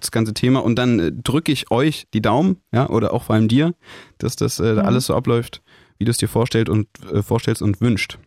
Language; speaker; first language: German; native; German